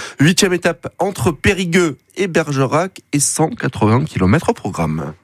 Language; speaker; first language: French; native; French